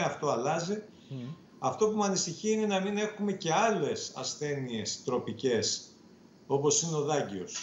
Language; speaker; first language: Greek; native; Greek